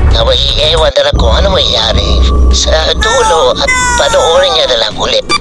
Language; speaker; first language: Filipino; native; Filipino